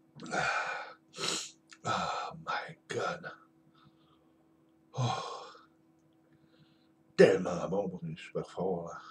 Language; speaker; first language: French; native; French